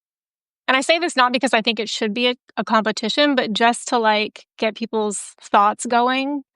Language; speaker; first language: English; native; English